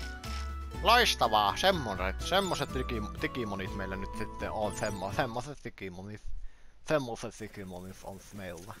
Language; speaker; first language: Finnish; native; Finnish